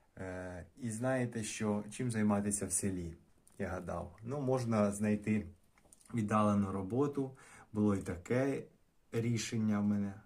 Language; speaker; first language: Ukrainian; non-native, local second language; Russian